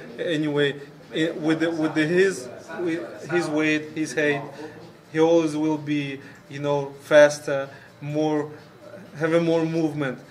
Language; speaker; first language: English; non-native, fluent; Russian